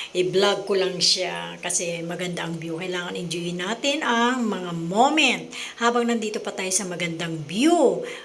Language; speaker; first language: Filipino; native; Filipino